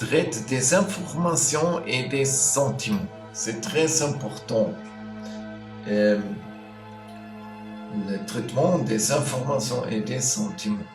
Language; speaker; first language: French; non-native, fluent; German